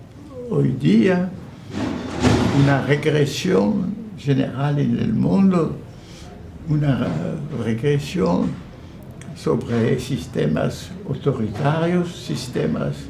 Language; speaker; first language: Spanish; non-native, fluent; French